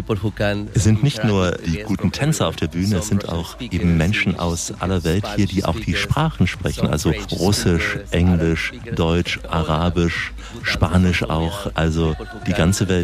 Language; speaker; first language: German; native; German